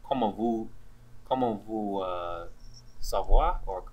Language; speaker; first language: French; non-native, learner; English